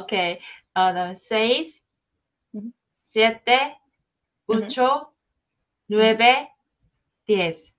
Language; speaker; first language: Spanish; non-native, learner; Korean